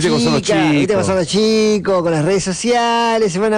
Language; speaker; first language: Spanish; native; Spanish